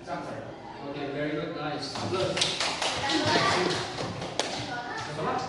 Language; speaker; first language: English; non-native, learner; Indonesian